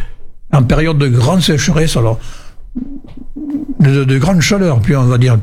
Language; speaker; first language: French; native; French